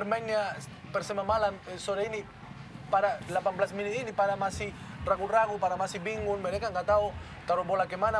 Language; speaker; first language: Indonesian; non-native, fluent; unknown